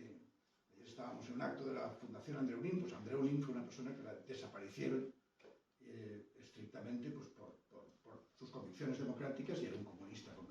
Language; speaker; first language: Spanish; non-native, local second language; Catalan